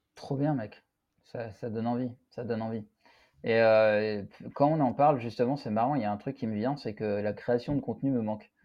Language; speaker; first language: French; native; French